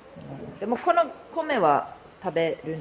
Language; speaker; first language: Japanese; non-native, fluent; English